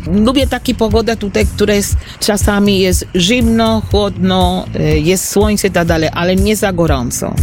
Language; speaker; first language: Polish; non-native, fluent; Spanish